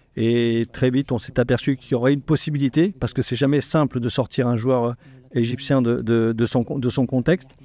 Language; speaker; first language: French; native; French